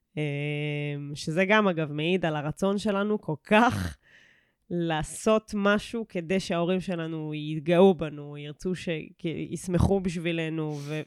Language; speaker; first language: Hebrew; native; Hebrew